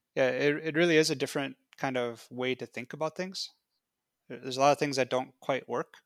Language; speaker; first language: English; native; English